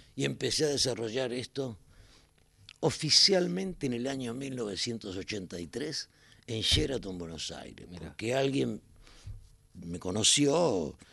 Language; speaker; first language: Spanish; native; Spanish